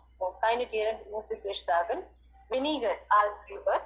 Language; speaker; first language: German; non-native, learner; Hindi